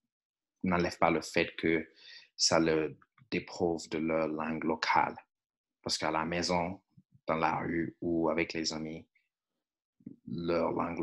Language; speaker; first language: French; non-native, fluent; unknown